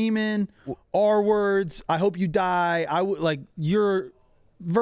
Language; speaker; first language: English; native; English